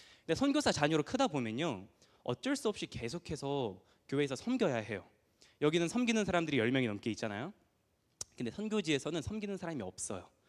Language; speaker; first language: Korean; early bilingual, heritage; Korean